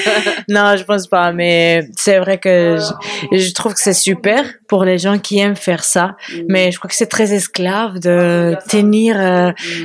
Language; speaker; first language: French; non-native, fluent; Spanish